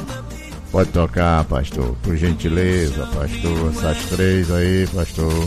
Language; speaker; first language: Portuguese; native; Portuguese